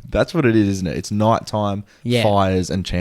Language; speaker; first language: English; native; English